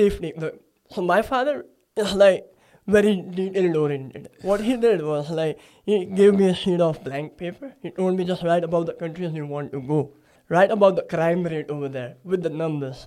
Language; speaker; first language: English; non-native, local second language; Gujarati